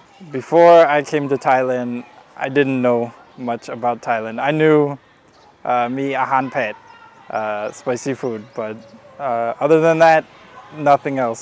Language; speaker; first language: English; native; English